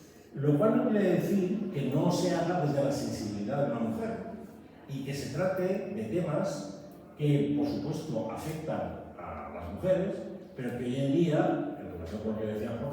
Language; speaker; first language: Spanish; native; Spanish